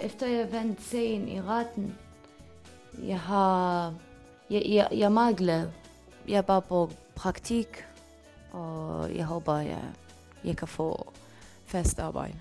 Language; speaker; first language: Danish; non-native, fluent; Arabic